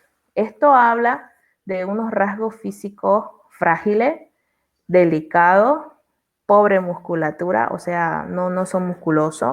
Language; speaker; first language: Spanish; native; Spanish